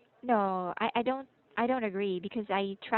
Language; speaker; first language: English; non-native, local second language; Filipino